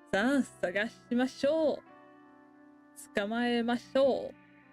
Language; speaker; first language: Japanese; non-native, learner; English